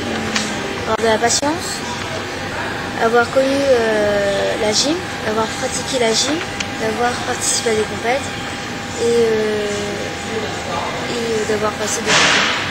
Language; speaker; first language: French; early bilingual, other home language; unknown